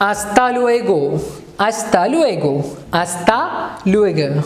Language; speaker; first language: Spanish; non-native, fluent; Malayalam